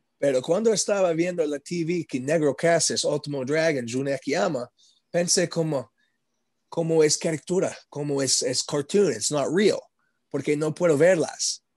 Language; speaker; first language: Spanish; non-native, learner; English